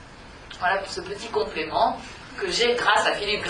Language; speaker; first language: French; native; French